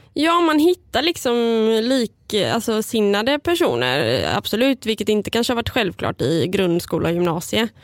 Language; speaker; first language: Swedish; early bilingual, other home language; Bulgarian